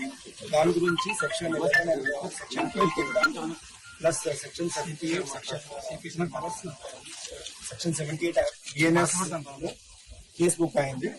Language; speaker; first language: Telugu; non-native, local second language; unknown